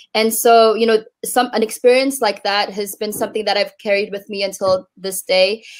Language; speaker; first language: English; native; English